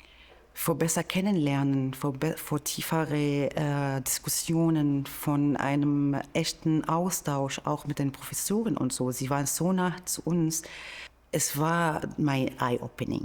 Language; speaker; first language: German; non-native, fluent; Arabic